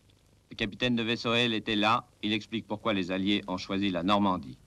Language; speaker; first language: French; native; French